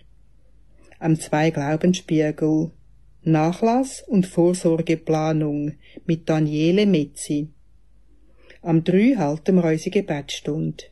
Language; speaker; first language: German; native; German